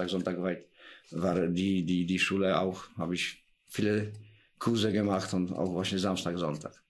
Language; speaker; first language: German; non-native, learner; Polish